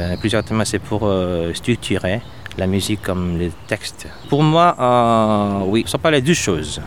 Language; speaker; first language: French; non-native, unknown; Korean